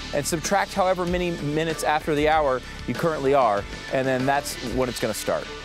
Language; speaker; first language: English; native; English